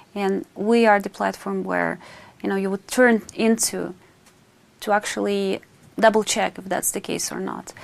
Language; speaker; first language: English; non-native, fluent; Russian